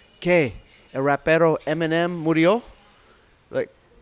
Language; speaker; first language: Spanish; non-native, learner; English